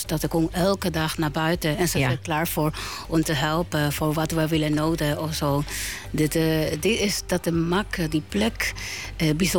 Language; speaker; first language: Dutch; non-native, learner; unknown